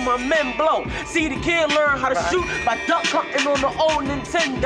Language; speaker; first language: English; native; English